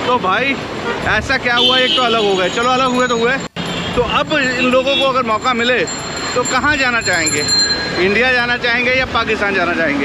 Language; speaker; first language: Hindi; native; Hindi